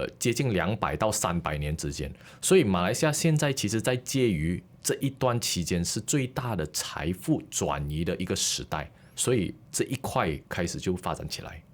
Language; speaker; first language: Chinese; native; Chinese